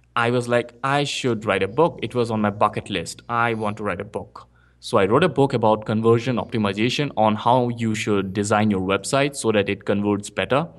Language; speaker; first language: English; non-native, local second language; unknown